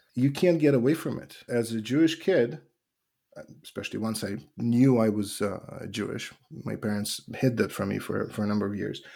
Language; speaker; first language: English; non-native, fluent; Russian